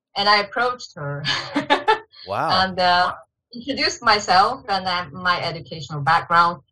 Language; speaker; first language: English; non-native, fluent; Chinese